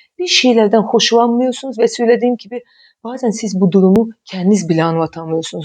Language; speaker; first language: Turkish; non-native, fluent; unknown